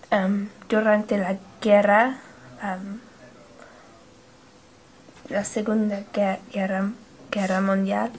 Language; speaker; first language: Spanish; non-native, learner; English